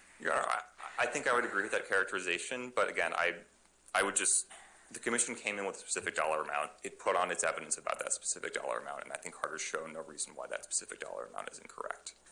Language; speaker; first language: English; native; English